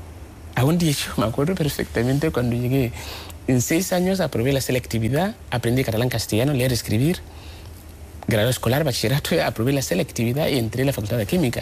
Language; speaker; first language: Spanish; non-native, fluent; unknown